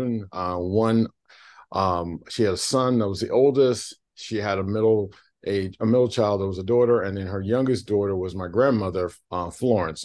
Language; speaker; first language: English; native; English